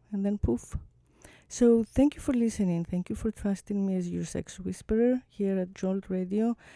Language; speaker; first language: English; non-native, fluent; Greek